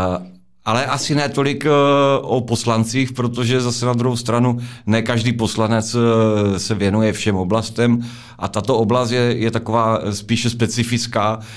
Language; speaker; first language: Czech; native; Czech